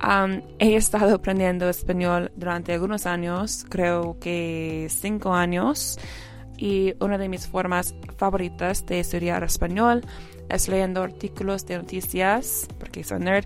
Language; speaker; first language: Spanish; non-native, fluent; English